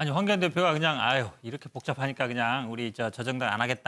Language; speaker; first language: Korean; native; Korean